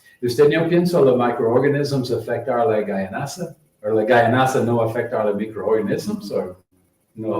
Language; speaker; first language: Spanish; non-native, learner; English